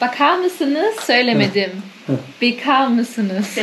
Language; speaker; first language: Turkish; non-native, learner; German